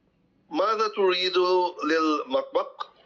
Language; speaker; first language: Arabic; non-native, learner; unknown